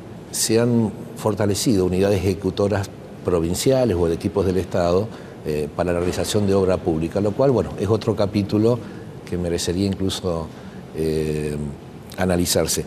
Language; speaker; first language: Spanish; native; Spanish